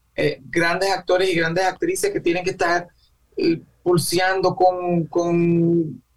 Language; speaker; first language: Spanish; native; Spanish